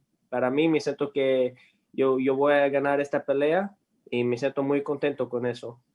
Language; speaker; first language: Spanish; early bilingual, heritage; English